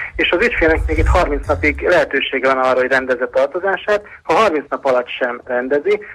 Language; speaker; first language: Hungarian; native; Hungarian